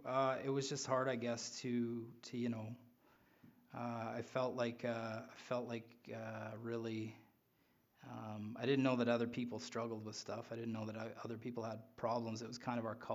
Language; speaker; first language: English; native; English